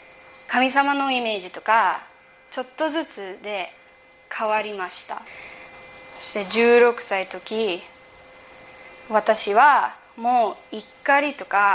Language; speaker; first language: Japanese; early bilingual, heritage; English